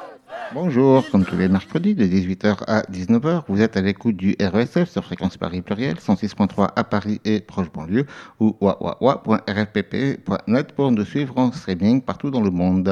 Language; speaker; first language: French; native; French